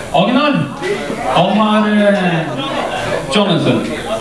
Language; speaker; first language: Norwegian; native; Norwegian